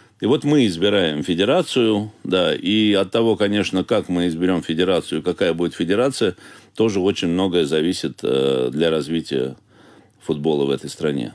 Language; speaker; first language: Russian; native; Russian